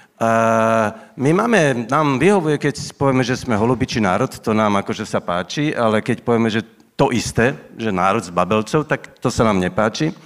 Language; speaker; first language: Slovak; native; Slovak